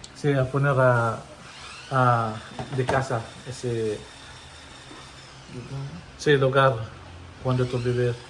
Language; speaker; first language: Spanish; non-native, learner; Filipino